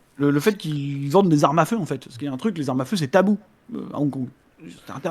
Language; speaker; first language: French; native; French